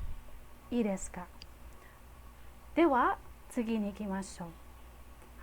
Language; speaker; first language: Japanese; non-native, fluent; Filipino